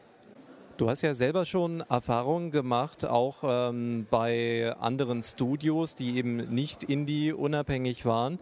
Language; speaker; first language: German; native; German